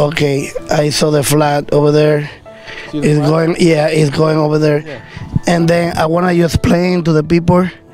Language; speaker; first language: English; non-native, learner; Spanish